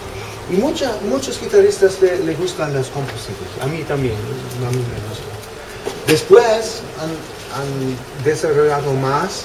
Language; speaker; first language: Spanish; non-native, fluent; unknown